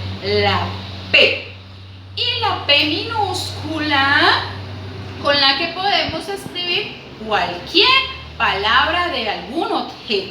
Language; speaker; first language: Spanish; native; Spanish